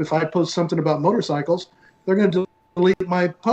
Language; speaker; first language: English; native; English